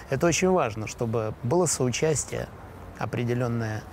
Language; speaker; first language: Russian; native; Russian